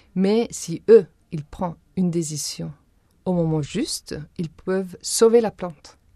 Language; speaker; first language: French; non-native, fluent; Spanish